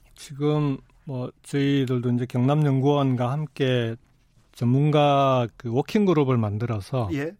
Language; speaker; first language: Korean; native; Korean